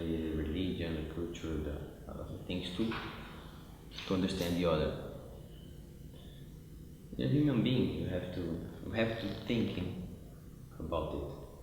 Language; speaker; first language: English; non-native, fluent; Portuguese